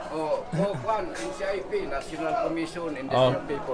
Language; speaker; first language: English; non-native, local second language; Cebuano